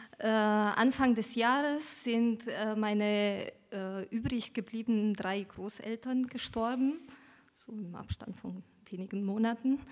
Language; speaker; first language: German; early bilingual, other home language; Romanian